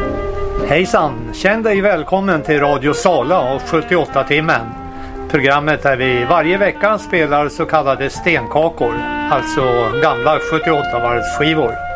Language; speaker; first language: Swedish; native; Swedish